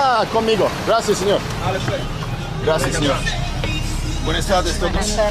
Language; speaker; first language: Spanish; non-native, learner; English